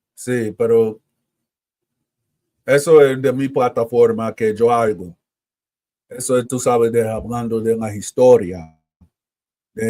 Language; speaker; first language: Spanish; early bilingual, heritage; Spanish